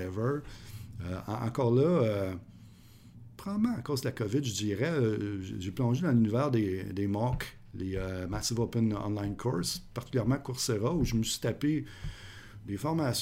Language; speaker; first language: French; native; French